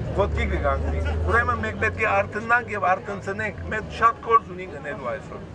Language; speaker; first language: Armenian; early bilingual, heritage; Armenian